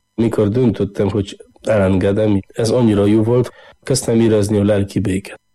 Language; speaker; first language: Hungarian; non-native, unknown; Polish